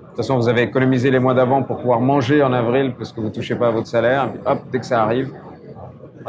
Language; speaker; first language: French; native; French